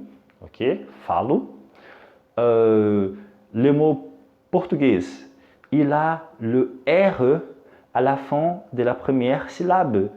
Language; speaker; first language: French; non-native, fluent; Portuguese